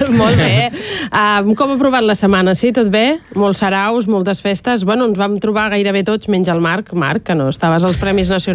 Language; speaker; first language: Catalan; native; Catalan